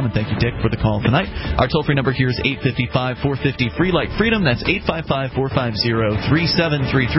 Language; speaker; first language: English; native; English